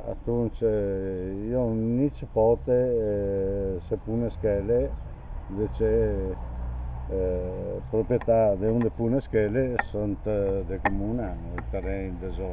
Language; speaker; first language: Romanian; non-native, learner; Italian